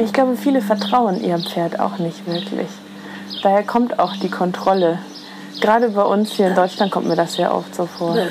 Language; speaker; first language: German; native; German